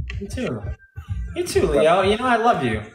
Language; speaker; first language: English; native; English